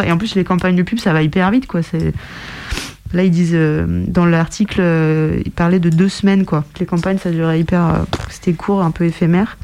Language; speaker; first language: French; native; French